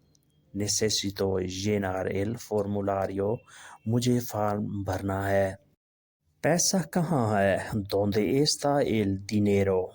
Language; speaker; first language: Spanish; non-native, learner; Urdu